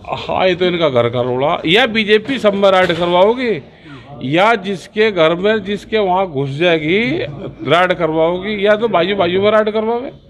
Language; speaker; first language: Hindi; native; Hindi